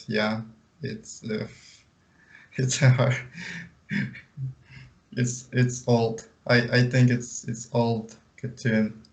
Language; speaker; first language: English; non-native, learner; Ukrainian